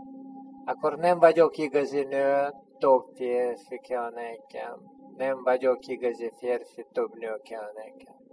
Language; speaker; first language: Hungarian; non-native, fluent; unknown